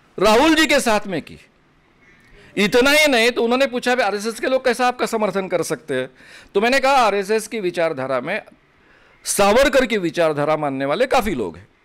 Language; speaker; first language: Hindi; non-native, local second language; Marathi